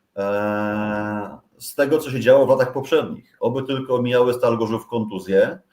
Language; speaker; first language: Polish; native; Polish